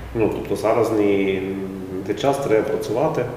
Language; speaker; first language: Ukrainian; non-native, learner; German